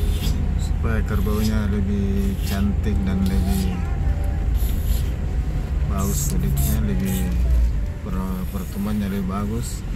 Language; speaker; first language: Indonesian; native; Indonesian